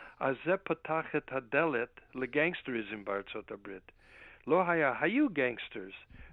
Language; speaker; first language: Hebrew; non-native, fluent; English